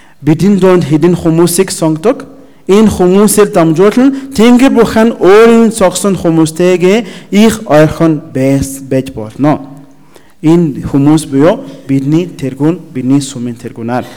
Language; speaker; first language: Mongolian; non-native, learner; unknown